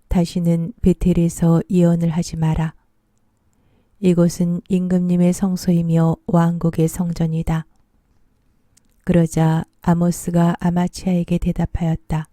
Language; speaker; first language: Korean; native; Korean